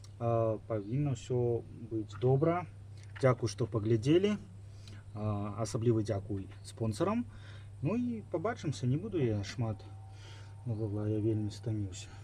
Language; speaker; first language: Belarusian; native; Belarusian